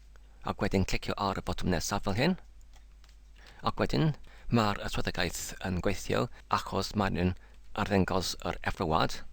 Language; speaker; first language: Welsh; non-native, fluent; English